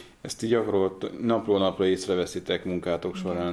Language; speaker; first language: Hungarian; native; Hungarian